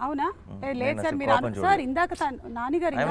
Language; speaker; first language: Telugu; native; Telugu